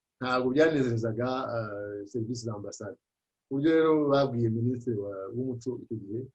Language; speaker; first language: Kinyarwanda; early bilingual, heritage; Kinyarwanda